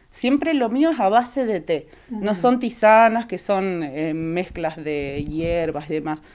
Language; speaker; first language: Spanish; native; Spanish